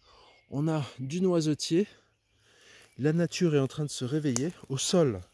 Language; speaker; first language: French; native; French